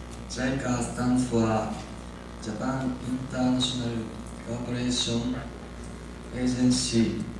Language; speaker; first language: English; non-native, learner; Japanese